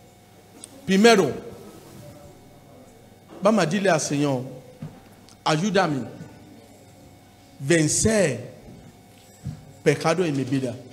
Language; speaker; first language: Spanish; non-native, learner; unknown